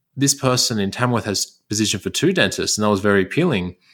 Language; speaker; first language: English; native; English